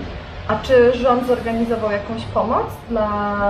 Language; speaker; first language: Polish; native; Polish